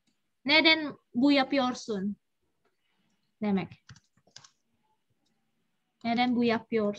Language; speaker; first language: Turkish; non-native, learner; Indonesian